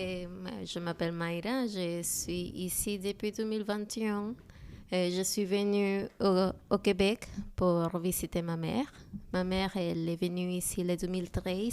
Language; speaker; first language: French; non-native, learner; Spanish